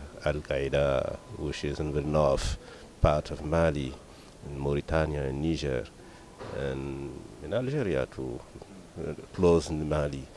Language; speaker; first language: English; non-native, learner; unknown